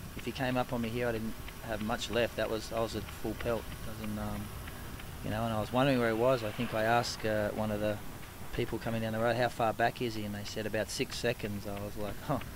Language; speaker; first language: English; native; English